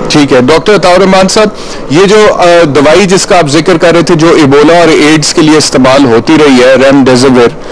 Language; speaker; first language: Urdu; native; Urdu